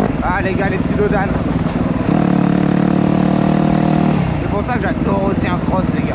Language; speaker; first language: French; native; French